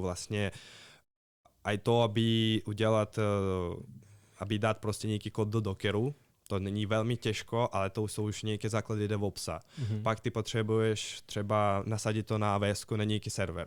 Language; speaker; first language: Czech; non-native, fluent; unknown